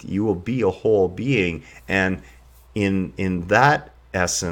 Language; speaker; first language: English; native; English